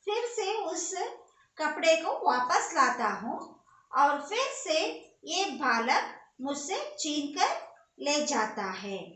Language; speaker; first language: Hindi; non-native, local second language; Kannada